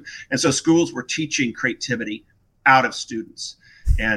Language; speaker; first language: English; native; English